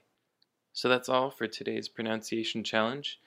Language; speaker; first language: English; native; English